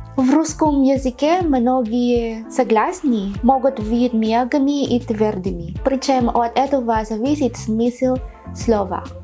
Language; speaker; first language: Russian; non-native, learner; Filipino